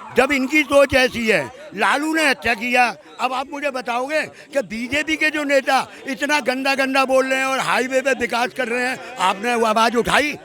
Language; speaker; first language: Hindi; native; Hindi